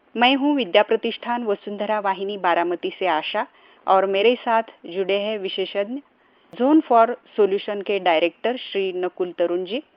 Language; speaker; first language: Hindi; non-native, local second language; Marathi